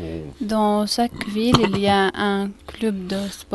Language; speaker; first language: French; non-native, learner; Arabic